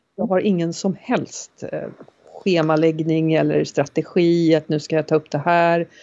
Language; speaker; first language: Swedish; native; Swedish